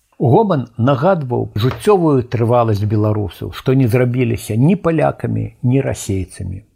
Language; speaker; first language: Belarusian; native; Belarusian